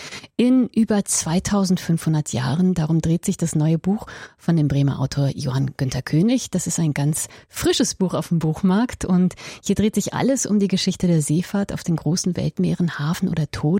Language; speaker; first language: German; native; German